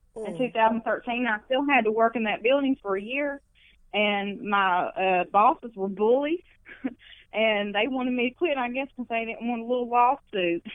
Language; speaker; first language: English; native; English